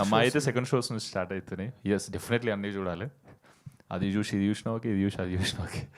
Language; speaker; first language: Telugu; native; Telugu